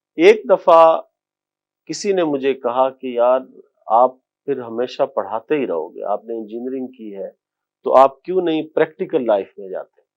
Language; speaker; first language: Urdu; non-native, local second language; Haryanvi